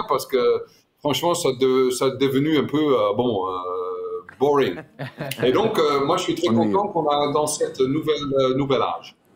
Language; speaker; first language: French; non-native, fluent; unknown